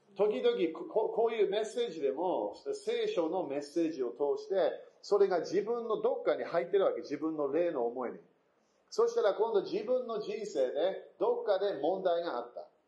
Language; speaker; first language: Japanese; non-native, fluent; English